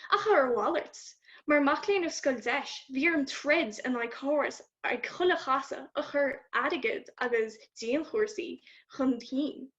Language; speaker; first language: Irish; native; Irish